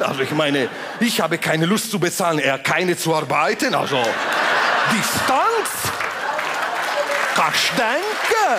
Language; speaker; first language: German; non-native, fluent; Italian